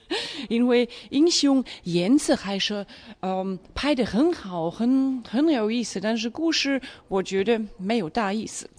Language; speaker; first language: Chinese; non-native, fluent; German